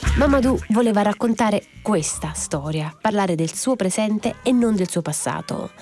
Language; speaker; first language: Italian; native; Italian